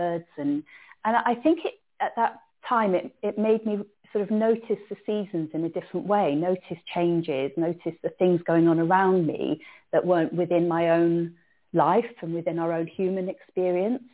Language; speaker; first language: English; native; English